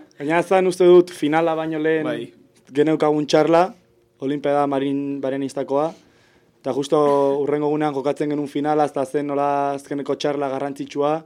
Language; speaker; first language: Basque; native; Basque